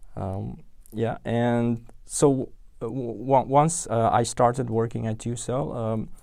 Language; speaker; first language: English; non-native, fluent; Uzbek